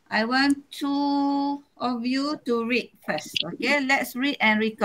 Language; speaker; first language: English; non-native, learner; Malay